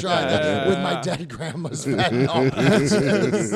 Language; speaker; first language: English; native; English